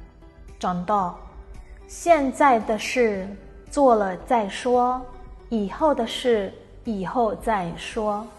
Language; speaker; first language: Chinese; non-native, fluent; Indonesian